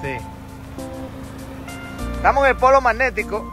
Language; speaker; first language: Spanish; native; Spanish